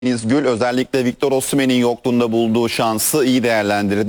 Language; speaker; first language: Turkish; native; Turkish